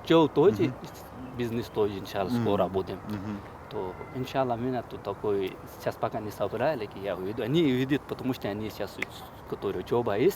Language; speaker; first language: Russian; non-native, learner; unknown